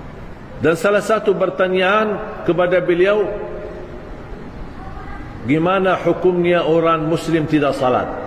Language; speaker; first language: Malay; non-native, fluent; Arabic